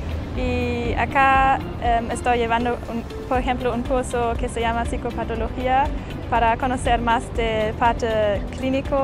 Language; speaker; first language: Spanish; non-native, learner; German